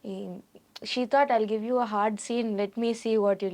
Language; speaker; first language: Telugu; non-native, learner; Tamil